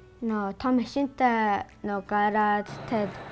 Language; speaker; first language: Mongolian; early bilingual, heritage; Mongolian